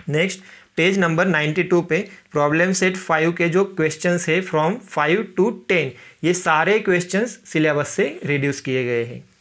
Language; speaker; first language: Hindi; non-native, local second language; Marathi